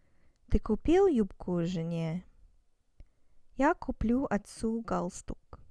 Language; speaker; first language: Russian; non-native, fluent; English